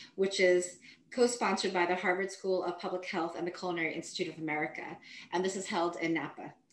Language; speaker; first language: English; native; English